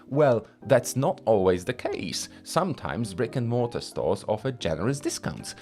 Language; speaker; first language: English; non-native, fluent; Polish